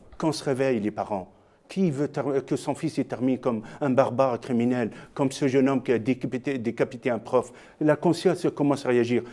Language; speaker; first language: French; non-native, local second language; Arabic